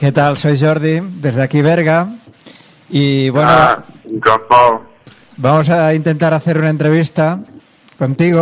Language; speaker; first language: Spanish; non-native, local second language; Catalan